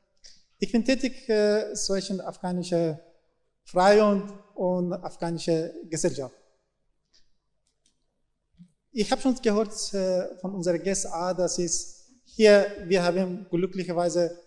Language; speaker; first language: German; non-native, learner; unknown